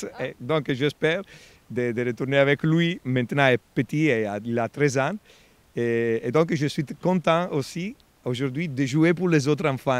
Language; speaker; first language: French; non-native, fluent; Italian